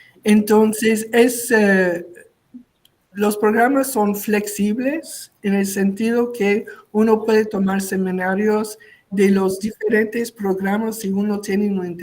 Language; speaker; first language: Spanish; non-native, local second language; French